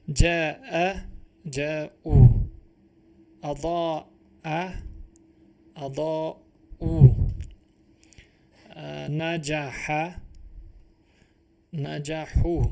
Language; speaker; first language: Arabic; non-native, fluent; Uzbek